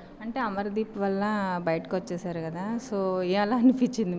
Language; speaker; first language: Telugu; native; Telugu